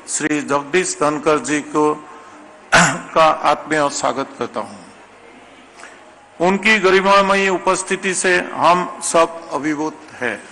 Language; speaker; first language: Hindi; non-native, local second language; Assamese